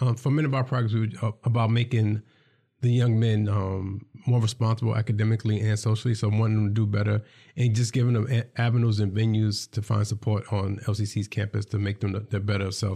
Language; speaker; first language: English; native; English